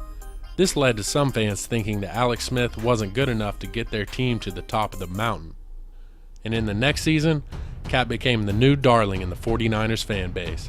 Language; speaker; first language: English; native; English